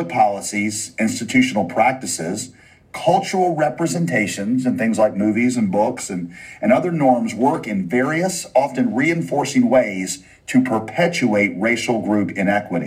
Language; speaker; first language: English; non-native, fluent; German